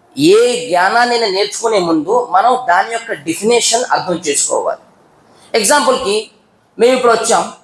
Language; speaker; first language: Telugu; non-native, local second language; Urdu